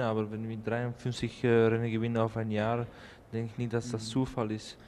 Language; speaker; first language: German; non-native, learner; Dutch